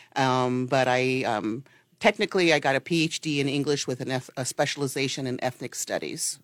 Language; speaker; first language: English; early bilingual, other home language; Spanish